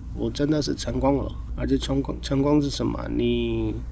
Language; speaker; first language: Chinese; non-native, fluent; Hindi